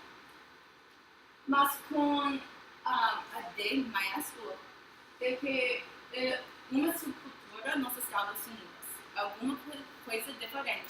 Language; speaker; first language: Portuguese; non-native, fluent; English